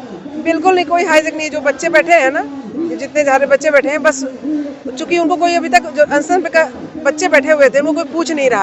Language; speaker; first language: Hindi; native; Hindi